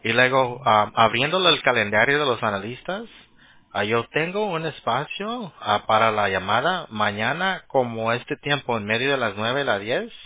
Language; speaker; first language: Spanish; early bilingual, heritage; Spanish